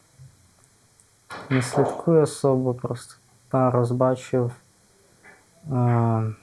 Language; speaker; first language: Ukrainian; non-native, local second language; Russian